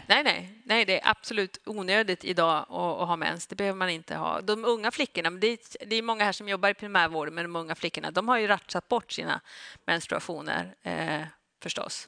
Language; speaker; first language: Swedish; native; Swedish